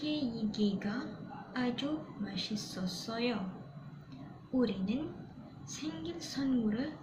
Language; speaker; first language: Korean; non-native, learner; Malay